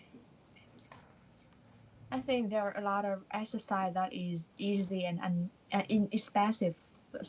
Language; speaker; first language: English; non-native, learner; Vietnamese